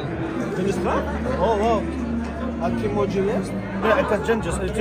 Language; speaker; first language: Russian; non-native, learner; Burmese